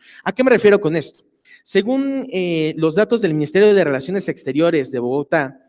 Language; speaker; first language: Spanish; native; Spanish